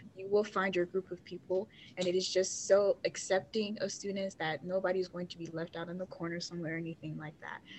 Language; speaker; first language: English; early bilingual, other home language; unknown